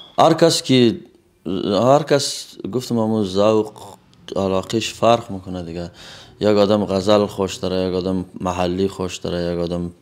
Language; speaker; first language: Persian; native; Persian